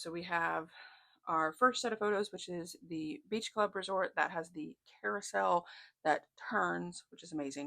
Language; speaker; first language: English; native; English